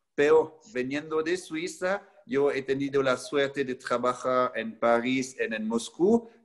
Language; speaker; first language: Spanish; non-native, fluent; French